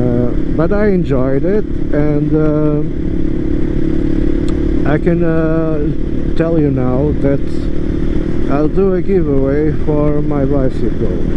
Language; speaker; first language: English; non-native, fluent; Portuguese